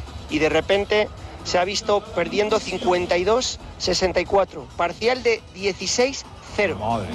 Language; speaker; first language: Spanish; native; Spanish